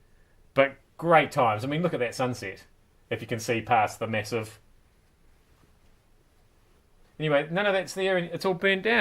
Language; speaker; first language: English; native; English